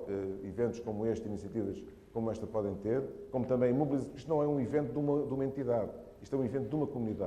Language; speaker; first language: Portuguese; native; Portuguese